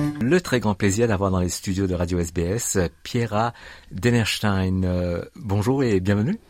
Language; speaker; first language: French; native; French